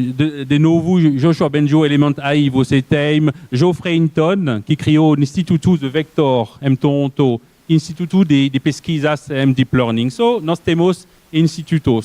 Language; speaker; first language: Portuguese; non-native, fluent; French